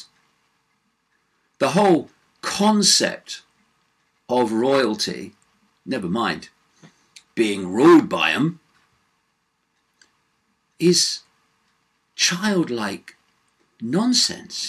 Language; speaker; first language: English; native; English